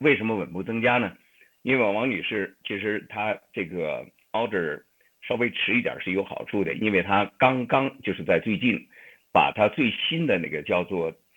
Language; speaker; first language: Chinese; native; Chinese